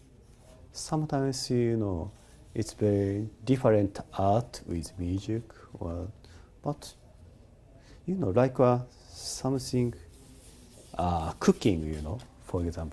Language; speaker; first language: English; non-native, learner; Japanese